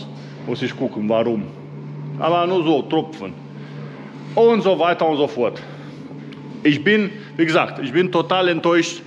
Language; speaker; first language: German; non-native, learner; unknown